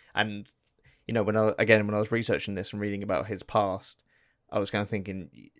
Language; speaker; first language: English; native; English